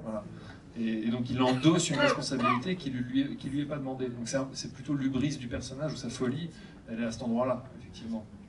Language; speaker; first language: French; native; French